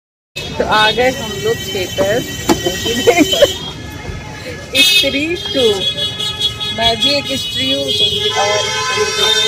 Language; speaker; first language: Hindi; native; Hindi